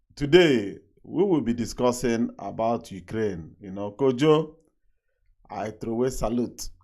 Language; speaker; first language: Nigerian Pidgin; non-native, local second language; Igbo